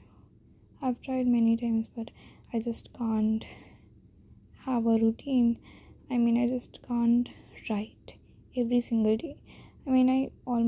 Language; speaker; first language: English; non-native, local second language; Hindi